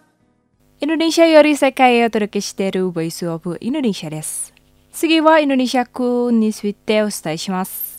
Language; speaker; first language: Japanese; non-native, fluent; Indonesian